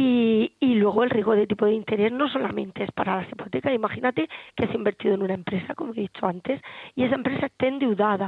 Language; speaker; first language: Spanish; native; Spanish